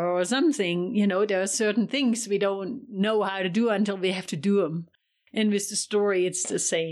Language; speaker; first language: English; non-native, fluent; German